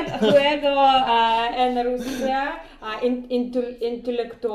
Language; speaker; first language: Spanish; non-native, learner; Russian